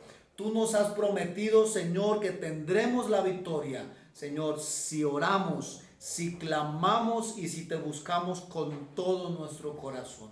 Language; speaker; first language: Spanish; native; Spanish